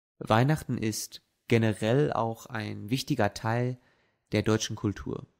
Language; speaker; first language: German; native; German